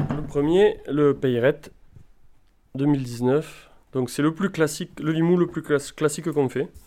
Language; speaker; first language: French; native; French